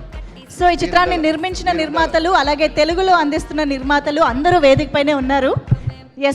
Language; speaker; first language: Telugu; native; Telugu